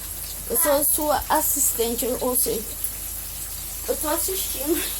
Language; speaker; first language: Portuguese; native; Portuguese